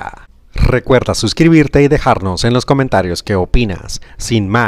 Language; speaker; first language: Spanish; native; Spanish